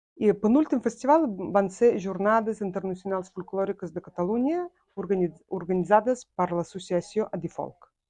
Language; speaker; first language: Catalan; non-native, fluent; Buriat